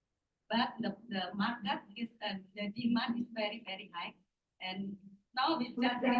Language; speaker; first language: English; non-native, learner; Indonesian